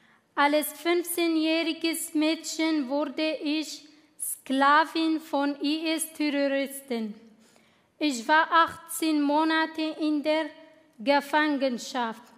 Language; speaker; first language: German; non-native, fluent; Kurdish